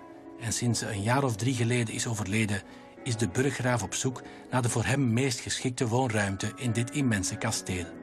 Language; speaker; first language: Dutch; native; Dutch